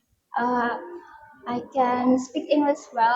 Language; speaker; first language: English; non-native, learner; Indonesian